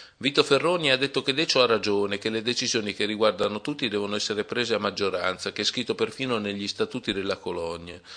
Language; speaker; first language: Italian; native; Italian